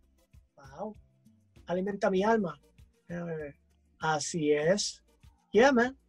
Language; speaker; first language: Spanish; early bilingual, heritage; English